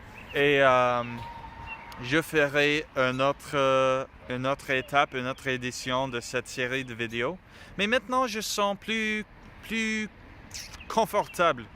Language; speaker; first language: French; non-native, learner; English